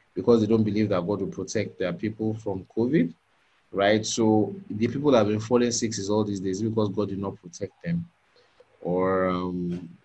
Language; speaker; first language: English; non-native, local second language; Yoruba